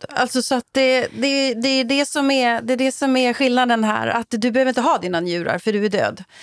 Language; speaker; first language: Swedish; native; Swedish